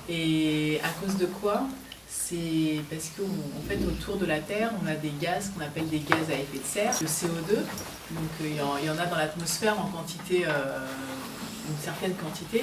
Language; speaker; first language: French; native; French